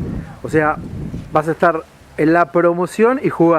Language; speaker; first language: Spanish; native; Spanish